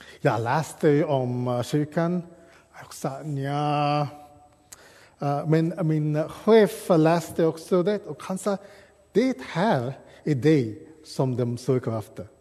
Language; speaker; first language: Swedish; non-native, fluent; English